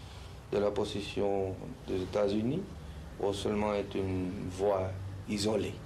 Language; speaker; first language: French; non-native, learner; Spanish